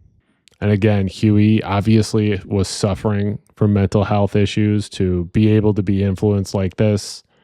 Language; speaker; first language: English; native; English